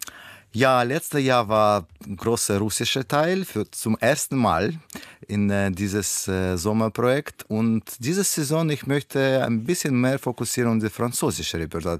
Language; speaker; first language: German; non-native, learner; Russian